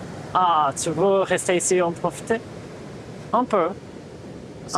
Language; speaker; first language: French; non-native, fluent; Portuguese